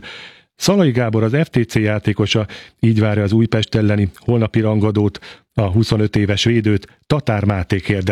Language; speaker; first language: Hungarian; native; Hungarian